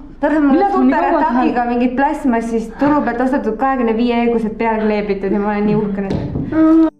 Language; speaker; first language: Estonian; native; Estonian